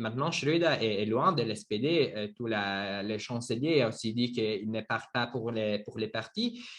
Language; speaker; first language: French; non-native, learner; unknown